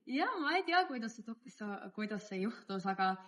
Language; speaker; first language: Estonian; early bilingual, heritage; English